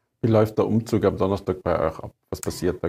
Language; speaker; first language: German; native; German